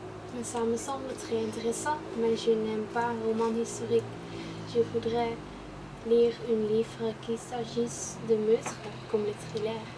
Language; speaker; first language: French; non-native, learner; Dutch